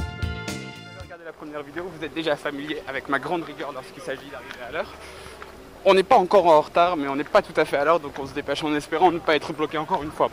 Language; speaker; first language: French; native; French